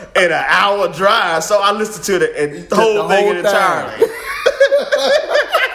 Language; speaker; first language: English; native; English